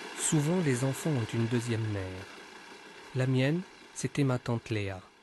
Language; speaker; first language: French; native; French